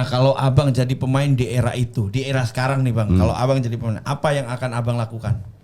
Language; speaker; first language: Indonesian; native; Indonesian